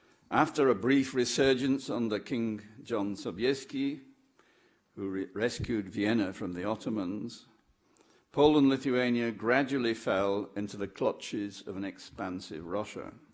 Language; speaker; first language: English; native; English